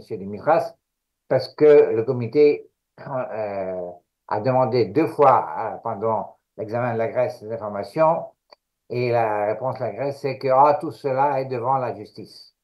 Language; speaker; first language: French; non-native, fluent; Greek